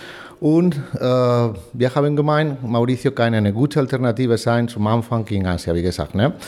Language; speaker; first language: German; non-native, fluent; Spanish